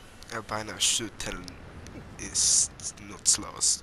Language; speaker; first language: German; non-native, learner; English